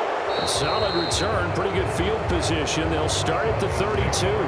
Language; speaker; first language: English; native; English